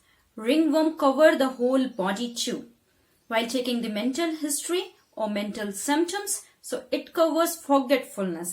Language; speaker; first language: English; non-native, local second language; Hindi